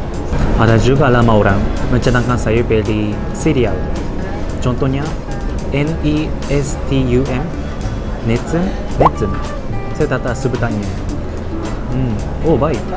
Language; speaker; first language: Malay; non-native, learner; Japanese